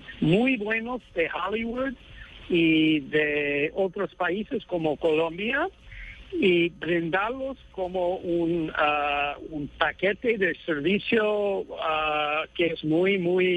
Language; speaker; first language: Spanish; non-native, fluent; English